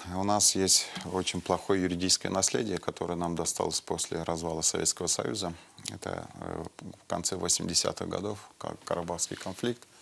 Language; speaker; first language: Russian; non-native, local second language; Azerbaijani